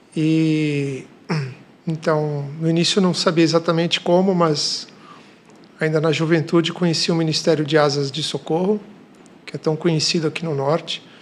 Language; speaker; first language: Portuguese; native; Portuguese